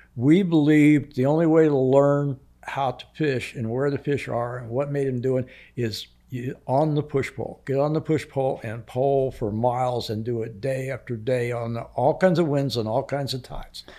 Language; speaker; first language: English; native; English